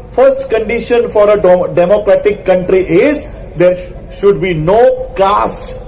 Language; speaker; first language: Hindi; non-native, local second language; Marathi